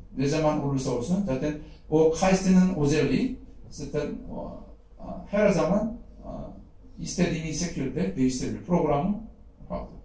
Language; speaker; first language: Turkish; non-native, fluent; Korean